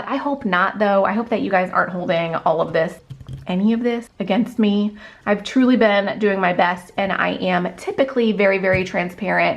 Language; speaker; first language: English; native; English